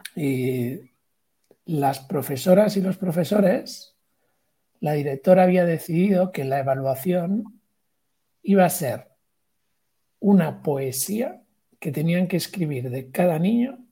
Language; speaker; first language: Spanish; native; Spanish